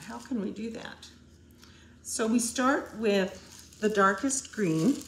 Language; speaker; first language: English; native; English